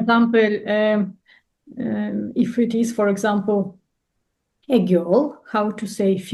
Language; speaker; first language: English; non-native, fluent; Russian